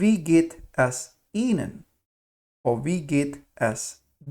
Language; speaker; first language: German; non-native, fluent; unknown